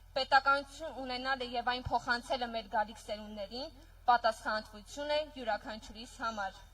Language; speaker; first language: Armenian; native; Armenian